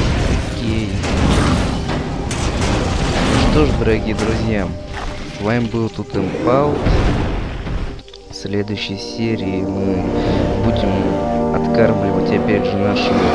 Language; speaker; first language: Russian; native; Russian